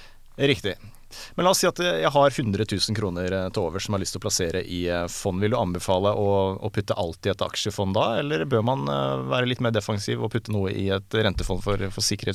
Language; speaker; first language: Norwegian; native; Norwegian